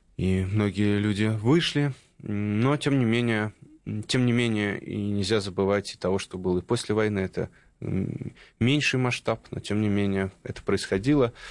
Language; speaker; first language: Russian; native; Russian